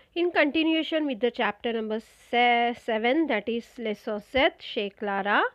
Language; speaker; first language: English; non-native, local second language; Marathi